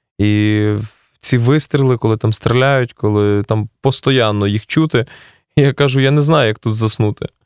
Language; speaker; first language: Ukrainian; native; Ukrainian